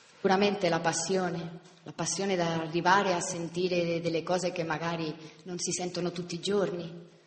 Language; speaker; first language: Italian; non-native, fluent; Spanish